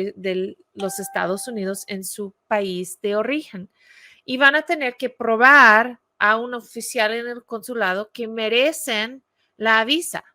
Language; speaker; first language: Spanish; non-native, fluent; English